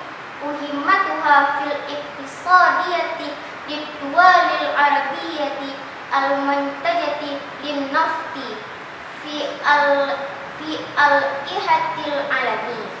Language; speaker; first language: Arabic; non-native, learner; Indonesian